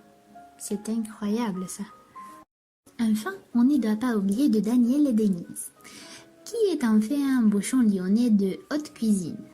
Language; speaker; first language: French; non-native, learner; Romanian